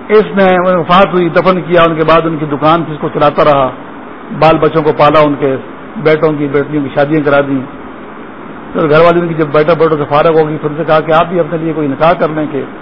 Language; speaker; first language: Urdu; non-native, local second language; Pashto